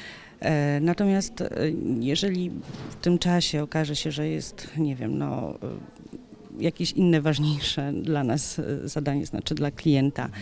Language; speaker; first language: Polish; native; Polish